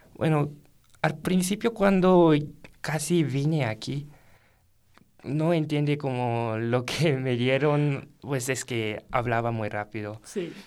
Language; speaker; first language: Spanish; non-native, fluent; Japanese